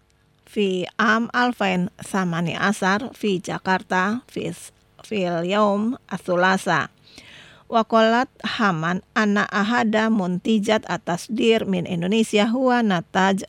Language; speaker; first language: Arabic; non-native, fluent; Indonesian